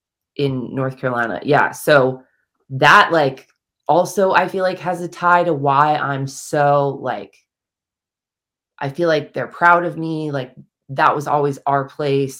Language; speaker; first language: English; native; English